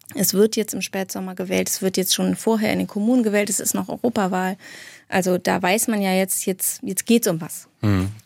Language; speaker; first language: German; native; German